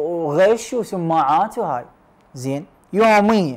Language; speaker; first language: Arabic; native; Arabic